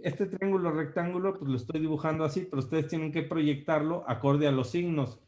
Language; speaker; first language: Spanish; native; Spanish